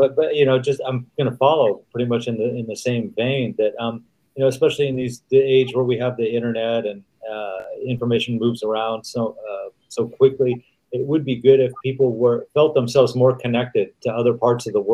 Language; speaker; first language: English; native; English